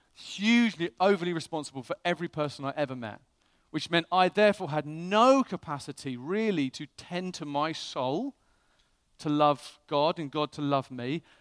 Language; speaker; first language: English; native; English